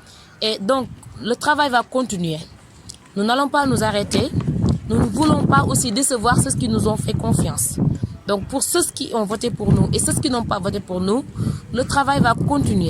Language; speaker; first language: French; non-native, local second language; Wolof